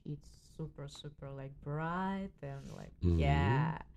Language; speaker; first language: English; non-native, learner; Russian